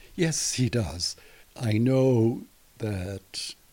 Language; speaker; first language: English; native; English